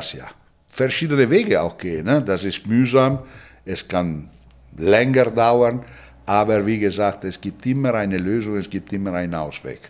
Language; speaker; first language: German; non-native, fluent; Italian